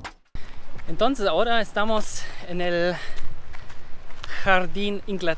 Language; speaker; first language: Spanish; non-native, learner; German